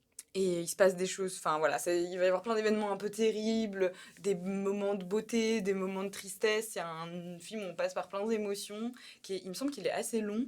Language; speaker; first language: French; native; French